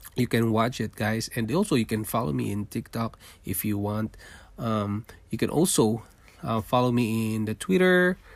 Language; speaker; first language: English; non-native, local second language; Filipino